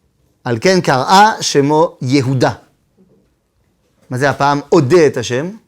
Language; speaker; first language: Hebrew; non-native, fluent; French